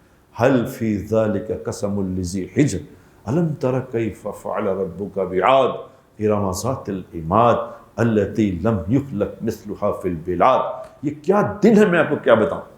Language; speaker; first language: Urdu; native; Urdu